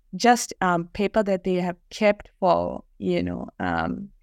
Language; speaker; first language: English; non-native, local second language; Malayalam